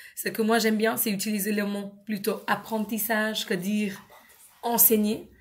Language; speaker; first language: French; non-native, fluent; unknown